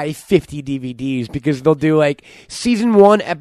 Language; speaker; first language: English; native; English